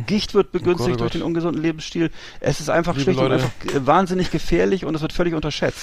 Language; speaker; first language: German; native; German